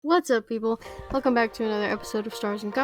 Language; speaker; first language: English; native; English